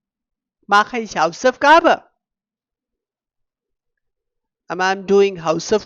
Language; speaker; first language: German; non-native, fluent; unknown